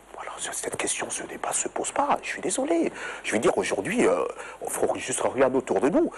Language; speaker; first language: French; non-native, local second language; Lingala